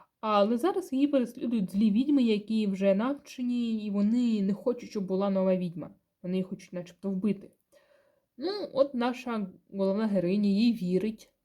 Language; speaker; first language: Ukrainian; non-native, local second language; Russian